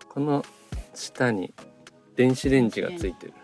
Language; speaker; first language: Japanese; native; Japanese